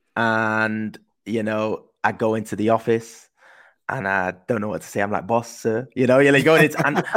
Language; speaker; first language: English; native; English